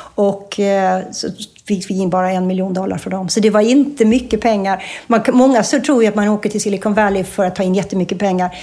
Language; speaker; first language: Swedish; native; Swedish